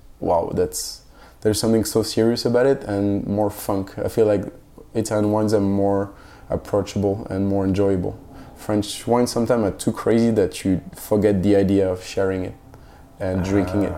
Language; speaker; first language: English; non-native, fluent; French